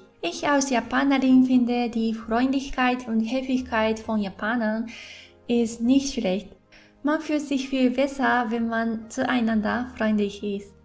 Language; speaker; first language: German; non-native, fluent; Japanese